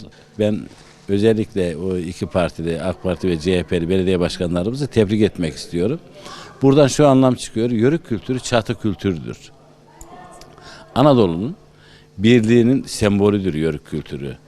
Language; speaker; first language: Turkish; native; Turkish